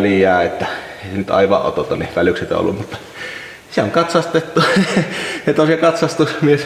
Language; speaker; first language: Finnish; native; Finnish